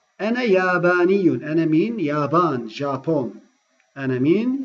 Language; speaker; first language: Arabic; non-native, fluent; Turkish